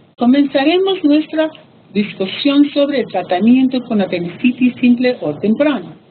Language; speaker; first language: Spanish; early bilingual, heritage; Spanish